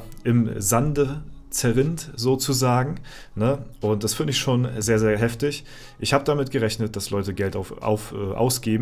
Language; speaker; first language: German; native; German